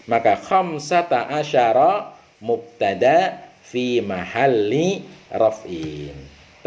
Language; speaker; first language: Arabic; non-native, fluent; Indonesian